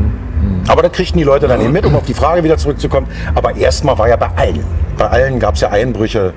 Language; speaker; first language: German; native; German